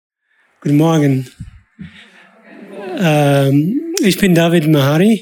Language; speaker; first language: German; non-native, fluent; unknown